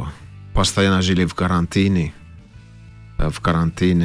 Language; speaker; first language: Russian; non-native, fluent; Finnish